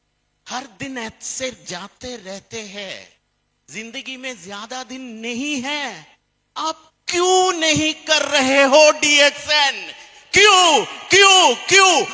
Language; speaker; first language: Hindi; non-native, fluent; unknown